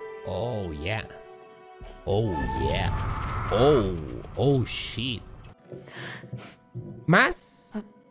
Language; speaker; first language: Spanish; native; Spanish